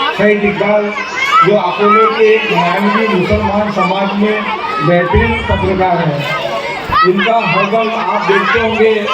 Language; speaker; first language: Hindi; non-native, local second language; Urdu